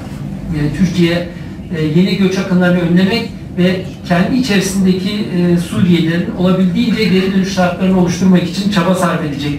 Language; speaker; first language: Turkish; native; Turkish